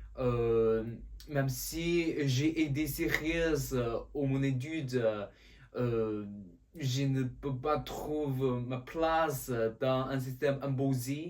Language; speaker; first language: French; non-native, learner; Chinese